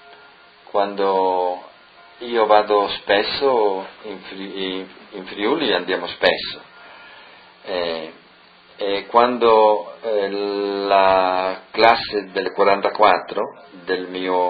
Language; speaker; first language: Italian; non-native, local second language; Friulian